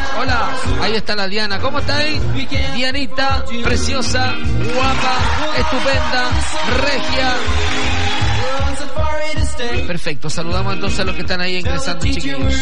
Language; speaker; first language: Spanish; native; Spanish